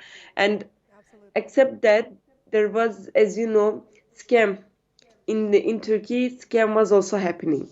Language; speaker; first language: English; non-native, learner; Turkish